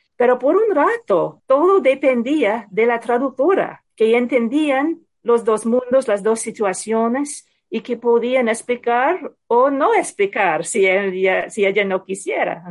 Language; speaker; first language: Spanish; non-native, fluent; English